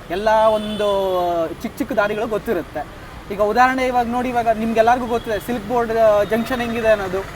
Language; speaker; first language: Kannada; native; Kannada